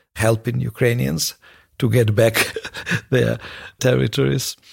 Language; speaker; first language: English; non-native, fluent; Russian